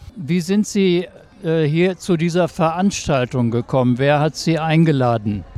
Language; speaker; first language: German; native; German